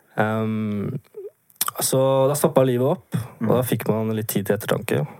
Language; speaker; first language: Norwegian; native; Norwegian